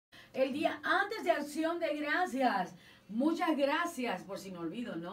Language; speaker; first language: Spanish; native; Spanish